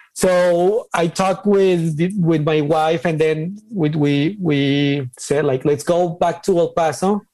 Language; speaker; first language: English; non-native, fluent; Spanish